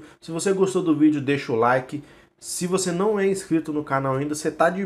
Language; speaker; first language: Portuguese; native; Portuguese